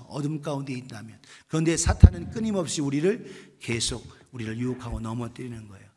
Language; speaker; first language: Korean; native; Korean